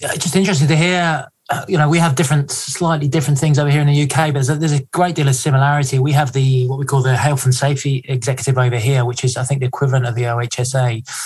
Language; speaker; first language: English; native; English